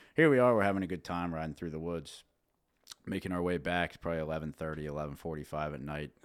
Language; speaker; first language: English; native; English